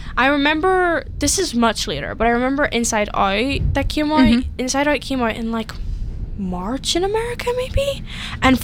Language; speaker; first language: English; native; English